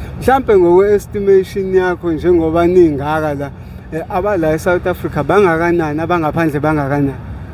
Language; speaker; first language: Zulu; native; Zulu